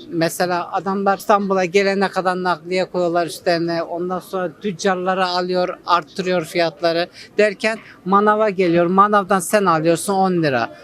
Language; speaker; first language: Turkish; native; Turkish